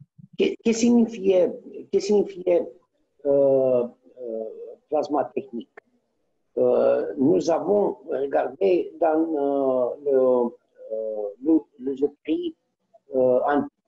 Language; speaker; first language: French; non-native, learner; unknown